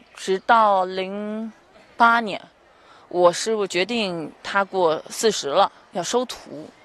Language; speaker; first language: Chinese; native; Chinese